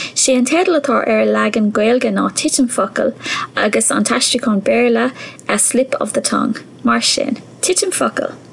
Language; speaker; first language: Irish; non-native, local second language; English